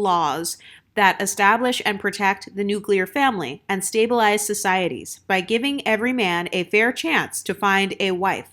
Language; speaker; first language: English; native; English